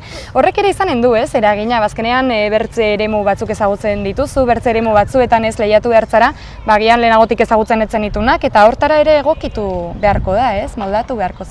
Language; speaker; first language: Basque; native; Basque